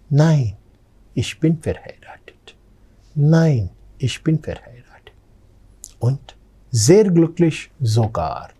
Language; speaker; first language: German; non-native, fluent; Telugu